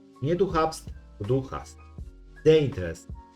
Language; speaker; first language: German; non-native, fluent; Serbian